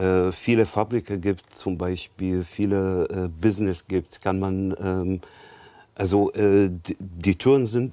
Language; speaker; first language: German; non-native, learner; Arabic